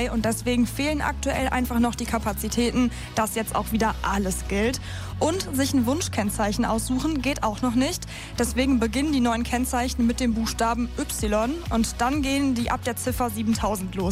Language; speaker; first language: German; native; German